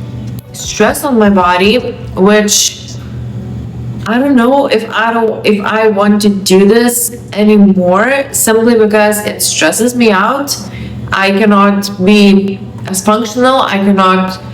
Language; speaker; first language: English; non-native, fluent; Lithuanian